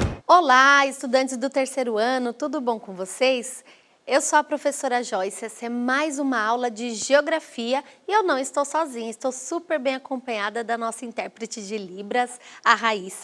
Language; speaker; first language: Portuguese; native; Portuguese